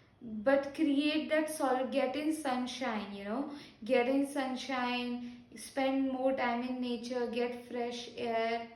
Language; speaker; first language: English; non-native, local second language; Hindi